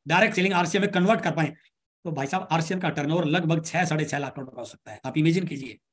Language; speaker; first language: Hindi; native; Hindi